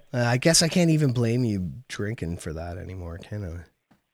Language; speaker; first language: English; native; English